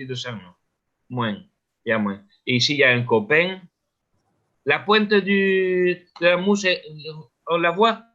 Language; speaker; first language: French; non-native, learner; Spanish